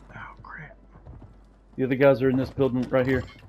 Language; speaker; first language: English; native; English